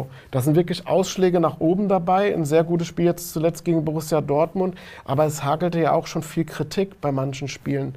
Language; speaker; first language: German; native; German